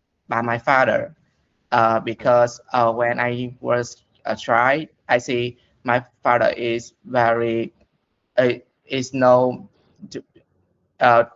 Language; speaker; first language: English; non-native, learner; Vietnamese